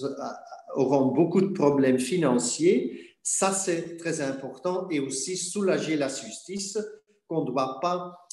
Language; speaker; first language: French; non-native, fluent; Dutch